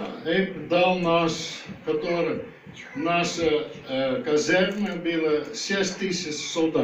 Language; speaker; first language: Russian; non-native, learner; Dutch